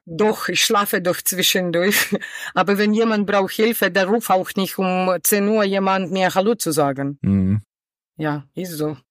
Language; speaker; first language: German; non-native, learner; Ukrainian